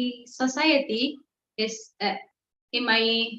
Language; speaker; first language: English; non-native, learner; Indonesian